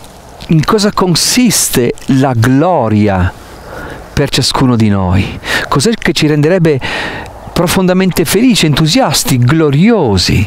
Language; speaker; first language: Italian; native; Italian